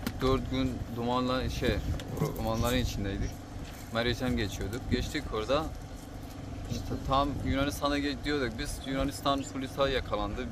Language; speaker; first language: Turkish; non-native, learner; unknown